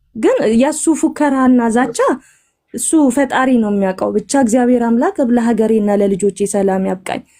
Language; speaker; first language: Amharic; native; Amharic